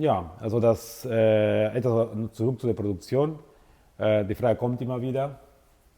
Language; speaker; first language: German; non-native, fluent; Italian